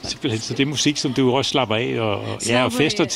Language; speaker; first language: Danish; native; Danish